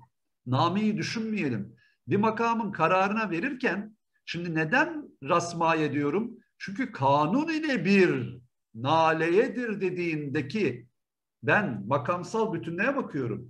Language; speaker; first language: Turkish; native; Turkish